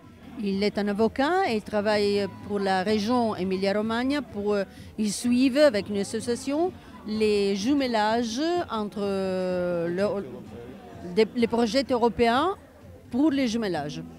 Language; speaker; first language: French; non-native, fluent; Italian